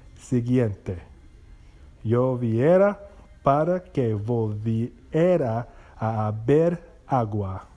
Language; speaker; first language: Spanish; non-native, learner; English